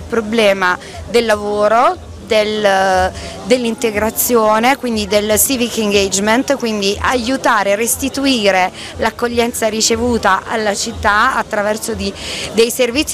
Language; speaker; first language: Italian; native; Italian